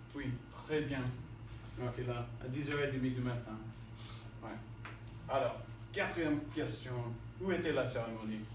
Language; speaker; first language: French; non-native, fluent; English